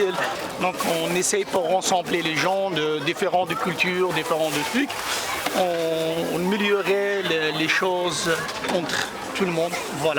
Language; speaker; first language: French; non-native, fluent; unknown